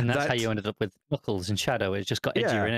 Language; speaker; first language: English; native; English